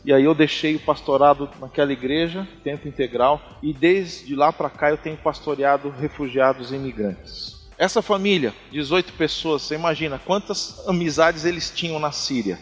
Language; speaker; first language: Portuguese; native; Portuguese